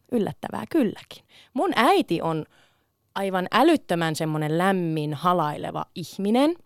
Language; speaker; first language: Finnish; early bilingual, other home language; Sinhala